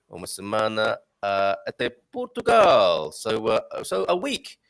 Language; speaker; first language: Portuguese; non-native, learner; English